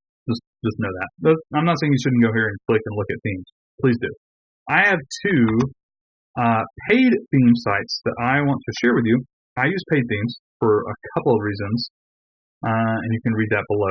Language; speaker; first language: English; native; English